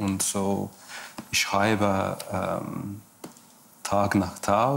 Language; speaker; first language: German; non-native, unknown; English